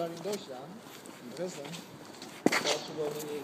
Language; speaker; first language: German; non-native, learner; Spanish